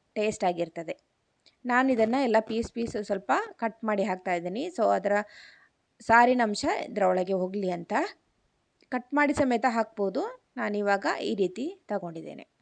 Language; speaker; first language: Kannada; non-native, local second language; Malayalam